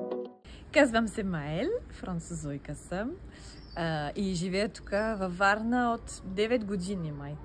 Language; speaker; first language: Bulgarian; non-native, fluent; French